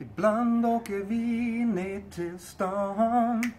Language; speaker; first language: Swedish; non-native, learner; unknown